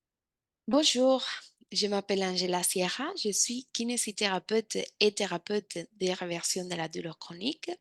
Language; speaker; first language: French; non-native, fluent; Spanish